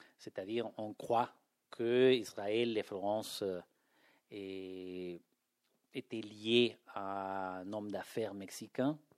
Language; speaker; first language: French; non-native, fluent; Spanish